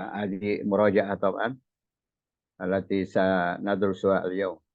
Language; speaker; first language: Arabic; non-native, fluent; Indonesian